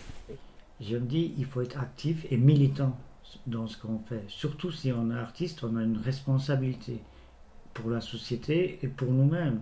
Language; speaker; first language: French; early bilingual, other home language; Turkish